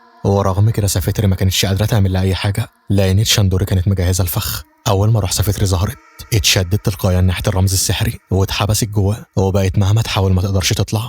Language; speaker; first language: Arabic; native; Arabic